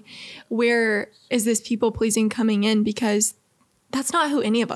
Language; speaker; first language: English; native; English